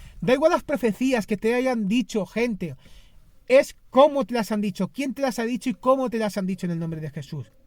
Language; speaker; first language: Spanish; non-native, fluent; Greek